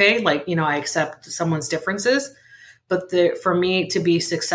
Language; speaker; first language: English; early bilingual, other home language; Spanish